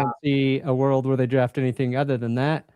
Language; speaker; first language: English; native; English